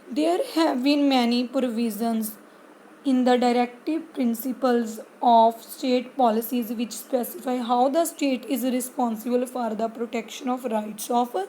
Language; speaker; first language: English; non-native, local second language; Punjabi